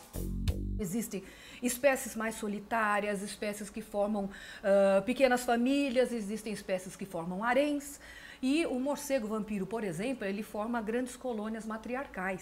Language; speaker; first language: Portuguese; native; Portuguese